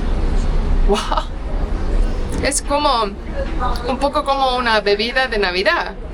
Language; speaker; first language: Spanish; non-native, fluent; Portuguese